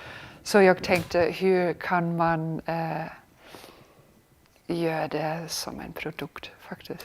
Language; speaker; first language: Swedish; non-native, fluent; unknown